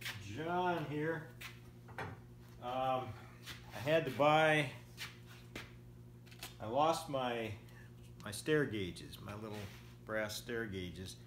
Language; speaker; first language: English; native; English